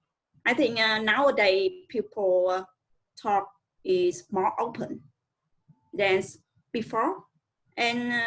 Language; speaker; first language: English; non-native, learner; Vietnamese